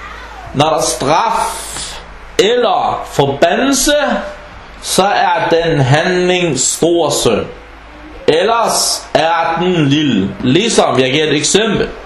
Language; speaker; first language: Danish; early bilingual, other home language; Arabic